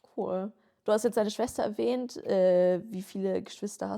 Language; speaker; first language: German; native; German